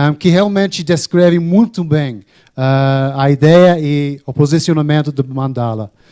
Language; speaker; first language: Portuguese; non-native, fluent; English